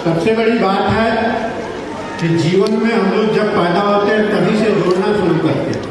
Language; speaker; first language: Hindi; native; Hindi